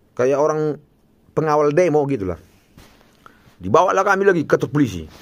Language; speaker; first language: Indonesian; non-native, local second language; Batak Toba